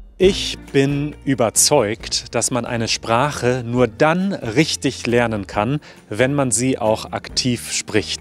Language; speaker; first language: German; native; German